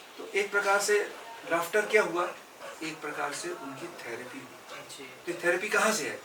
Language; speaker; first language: Hindi; native; Hindi